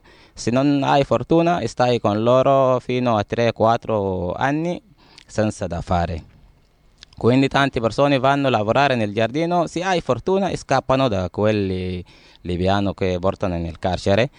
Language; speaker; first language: Italian; non-native, learner; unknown